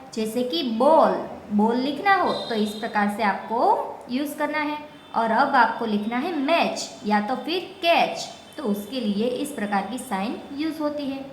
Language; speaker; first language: Hindi; non-native, local second language; Gujarati